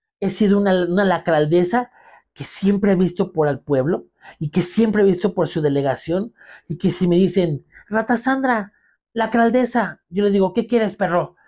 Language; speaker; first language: Spanish; native; Spanish